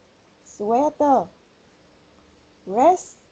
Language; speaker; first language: English; non-native, learner; Vietnamese